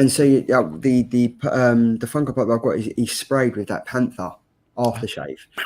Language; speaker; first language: English; native; English